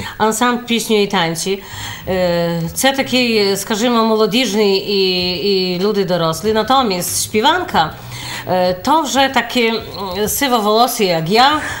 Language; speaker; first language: Ukrainian; early bilingual, heritage; Ukrainian